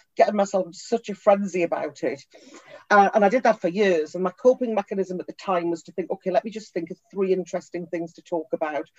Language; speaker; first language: English; native; English